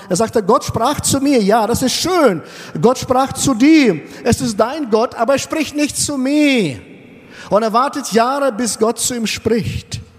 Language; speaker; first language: German; non-native, fluent; Russian